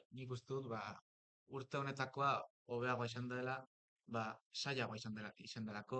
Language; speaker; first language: Basque; non-native, local second language; Spanish